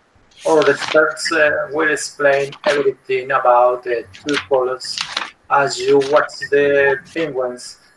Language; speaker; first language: English; non-native, learner; Spanish